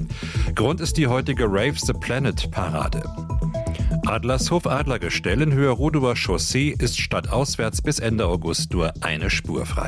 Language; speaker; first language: German; native; German